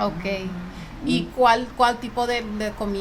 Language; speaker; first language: Spanish; early bilingual, heritage; English